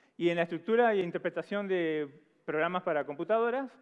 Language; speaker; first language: Spanish; native; Spanish